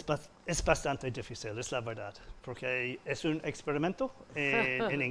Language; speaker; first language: Spanish; non-native, fluent; English